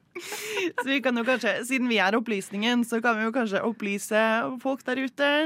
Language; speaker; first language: Norwegian; native; Norwegian